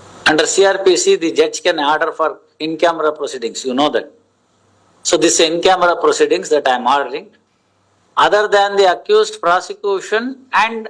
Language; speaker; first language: English; non-native, local second language; Kannada